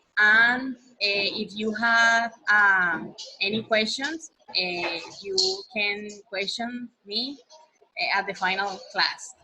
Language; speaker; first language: English; non-native, learner; Spanish